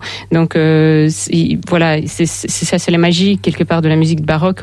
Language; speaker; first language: French; non-native, fluent; Russian